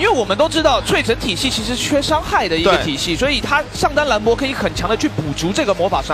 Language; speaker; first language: Chinese; native; Chinese